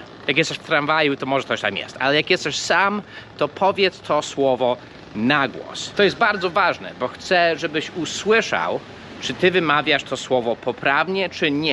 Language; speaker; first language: Polish; non-native, fluent; English